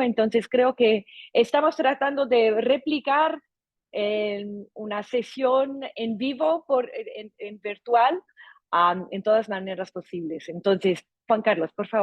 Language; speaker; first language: Spanish; non-native, fluent; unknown